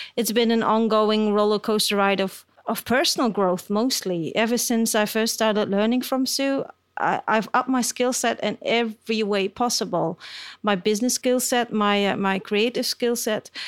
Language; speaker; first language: English; non-native, fluent; Dutch